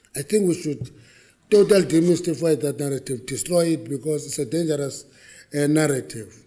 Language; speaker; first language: English; non-native, local second language; Xhosa